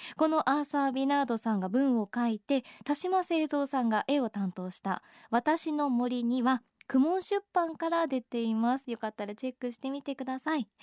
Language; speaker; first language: Japanese; native; Japanese